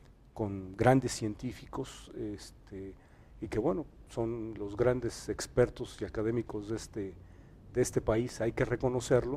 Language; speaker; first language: Spanish; native; Spanish